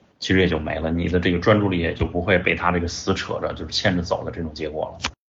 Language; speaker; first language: Chinese; native; Chinese